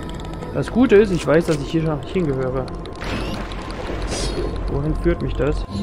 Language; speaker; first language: German; native; German